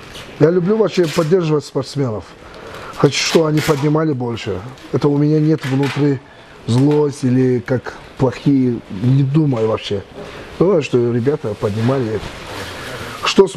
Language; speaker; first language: Russian; non-native, learner; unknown